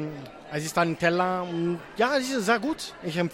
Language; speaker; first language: German; non-native, learner; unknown